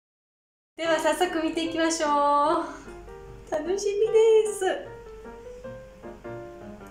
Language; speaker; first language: Japanese; non-native, learner; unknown